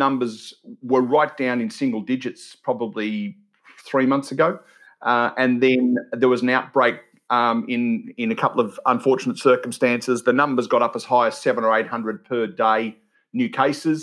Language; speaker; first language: English; native; English